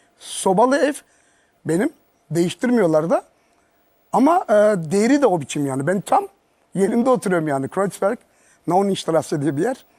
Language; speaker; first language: Turkish; early bilingual, heritage; Turkish